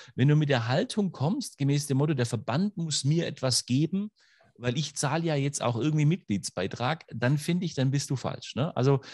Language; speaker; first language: German; native; German